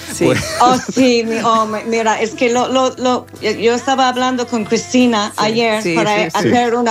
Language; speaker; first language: Spanish; non-native, learner; English